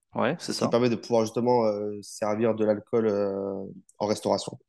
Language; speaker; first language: French; native; French